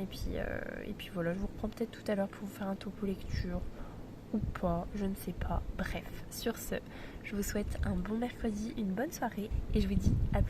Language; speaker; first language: French; native; French